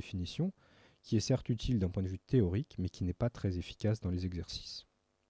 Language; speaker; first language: French; native; French